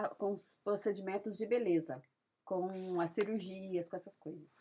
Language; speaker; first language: Portuguese; native; Portuguese